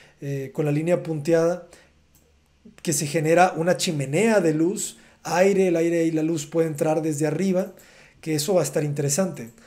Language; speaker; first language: Spanish; native; Spanish